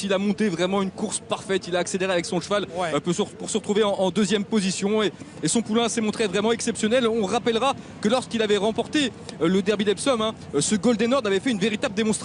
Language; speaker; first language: French; native; French